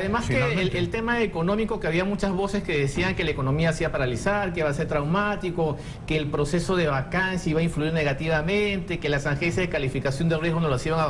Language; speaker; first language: Spanish; native; Spanish